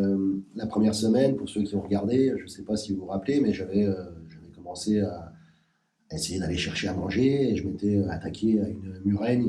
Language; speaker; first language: French; native; French